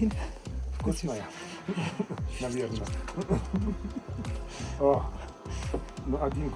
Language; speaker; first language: Russian; non-native, learner; Polish